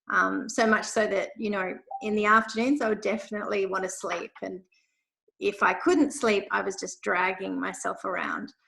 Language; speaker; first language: English; native; English